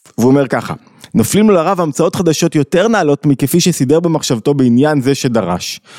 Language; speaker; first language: Hebrew; native; Hebrew